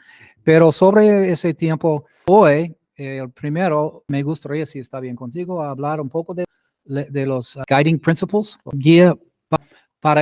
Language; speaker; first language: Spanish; non-native, fluent; English